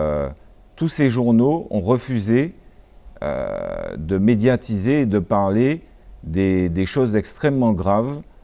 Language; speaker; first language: French; native; French